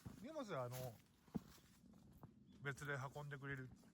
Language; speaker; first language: Japanese; native; Japanese